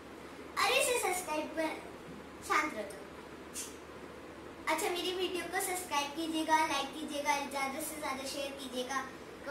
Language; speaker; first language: Hindi; native; Hindi